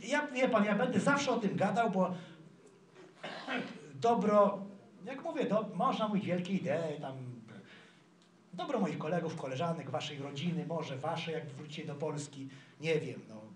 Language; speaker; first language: Polish; native; Polish